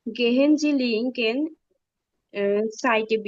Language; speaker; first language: German; non-native, learner; Bangla